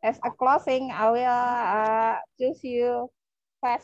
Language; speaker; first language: English; non-native, learner; Indonesian